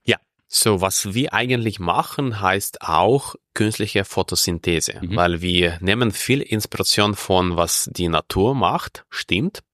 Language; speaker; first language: German; non-native, fluent; Russian